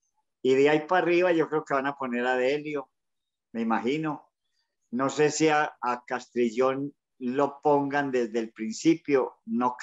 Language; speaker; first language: Spanish; native; Spanish